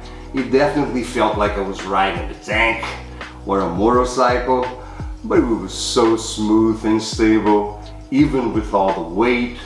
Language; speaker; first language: English; non-native, fluent; Portuguese